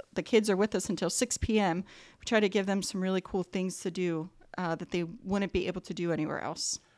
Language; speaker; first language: English; native; English